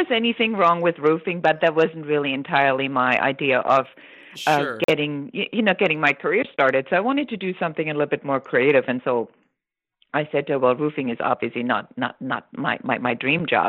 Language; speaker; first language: English; non-native, fluent; German